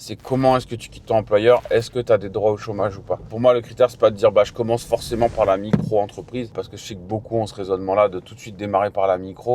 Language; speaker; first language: French; native; French